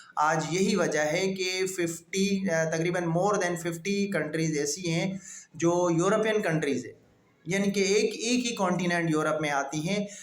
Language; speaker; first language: Urdu; non-native, local second language; Sindhi